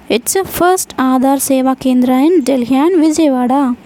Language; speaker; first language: English; non-native, local second language; Telugu